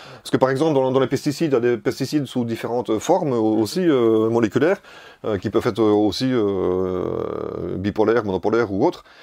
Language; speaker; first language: French; native; French